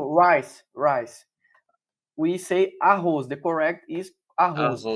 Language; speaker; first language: English; non-native, learner; Portuguese